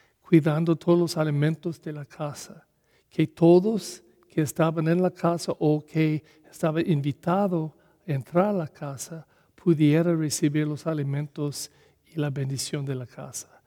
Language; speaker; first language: Spanish; non-native, learner; English